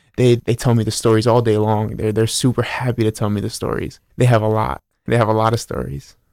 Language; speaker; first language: English; early bilingual, other home language; Spanish